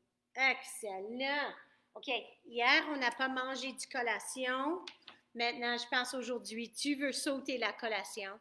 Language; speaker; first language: French; non-native, fluent; English